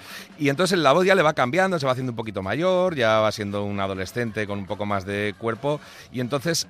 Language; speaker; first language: Spanish; native; Spanish